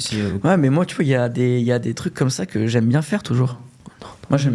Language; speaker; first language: French; native; French